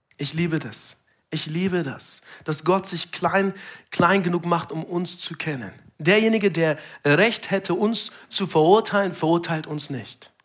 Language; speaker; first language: German; non-native, fluent; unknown